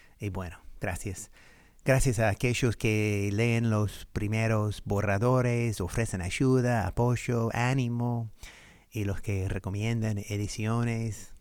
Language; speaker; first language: Spanish; non-native, fluent; English